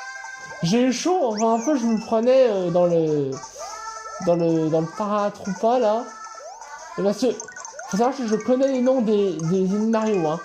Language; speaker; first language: French; native; French